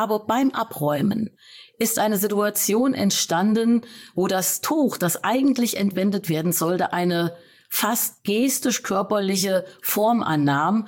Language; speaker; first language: German; native; German